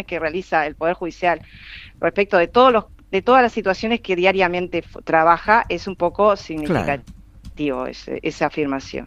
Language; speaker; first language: Spanish; native; Spanish